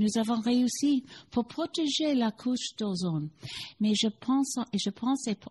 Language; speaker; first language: French; non-native, learner; English